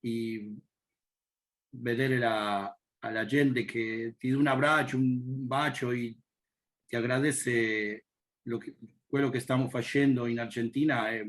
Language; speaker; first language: Italian; non-native, learner; Spanish